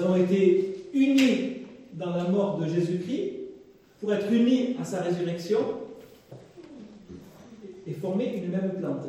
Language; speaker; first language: French; native; French